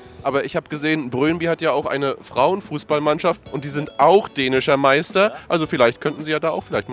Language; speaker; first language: German; native; German